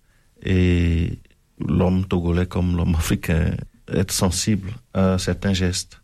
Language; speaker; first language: French; non-native, local second language; Ewe